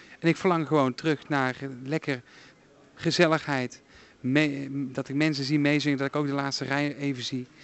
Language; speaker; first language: Dutch; native; Dutch